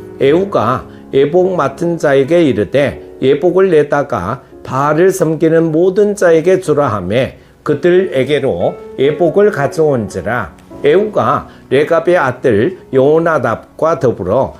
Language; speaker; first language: Korean; native; Korean